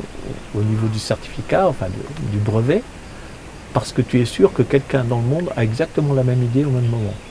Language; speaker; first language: French; native; French